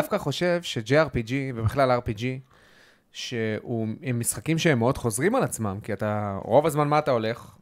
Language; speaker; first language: Hebrew; native; Hebrew